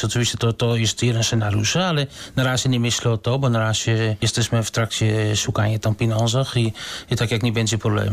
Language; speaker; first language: Polish; non-native, learner; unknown